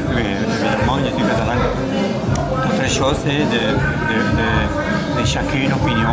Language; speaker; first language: French; non-native, learner; Catalan